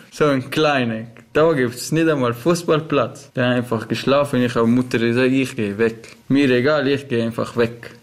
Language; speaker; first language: German; non-native, learner; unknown